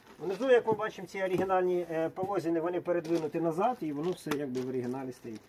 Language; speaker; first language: Ukrainian; non-native, local second language; Russian